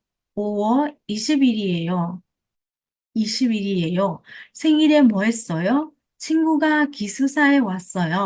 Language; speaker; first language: Korean; non-native, fluent; Burmese